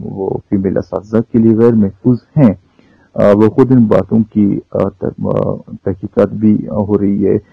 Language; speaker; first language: Urdu; non-native, local second language; Baluchi